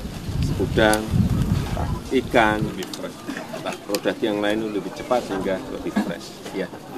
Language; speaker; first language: Indonesian; native; Indonesian